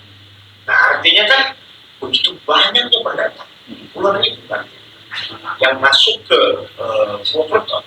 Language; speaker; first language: Indonesian; native; Indonesian